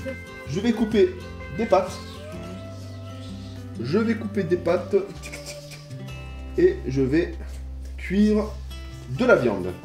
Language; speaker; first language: French; native; French